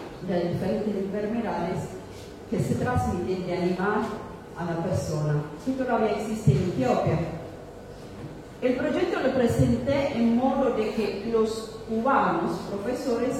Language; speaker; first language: Spanish; non-native, fluent; Amharic